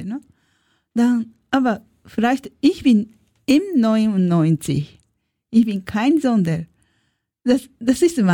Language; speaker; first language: German; non-native, learner; Japanese